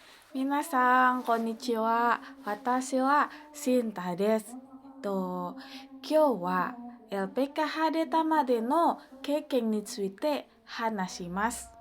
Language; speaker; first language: Japanese; non-native, learner; Indonesian